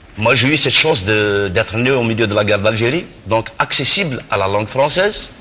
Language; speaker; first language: French; non-native, local second language; Kabyle